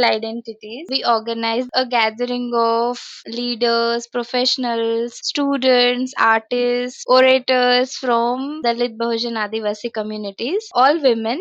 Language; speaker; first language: English; non-native, local second language; Marathi